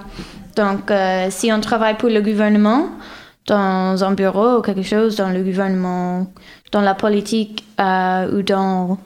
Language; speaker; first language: French; non-native, fluent; English